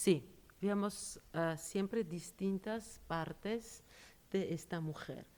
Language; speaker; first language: Spanish; non-native, fluent; Georgian